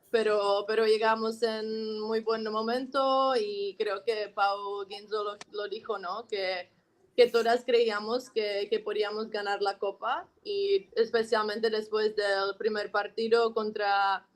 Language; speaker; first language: Spanish; non-native, fluent; Czech